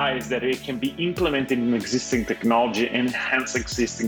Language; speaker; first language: English; non-native, fluent; Italian